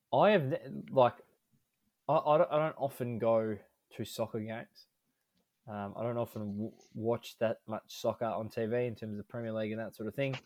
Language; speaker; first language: English; native; English